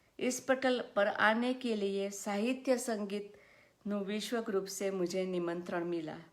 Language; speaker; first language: Hindi; non-native, local second language; Gujarati